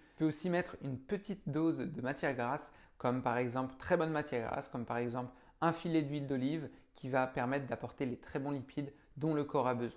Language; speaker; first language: French; native; French